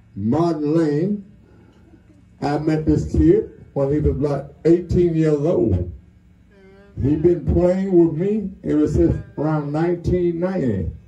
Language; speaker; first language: English; native; English